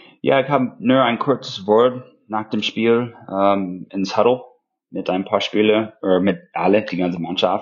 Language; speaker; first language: German; non-native, fluent; English